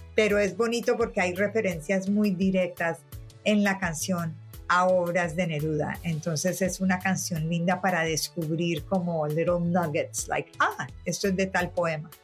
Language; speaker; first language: Spanish; native; Spanish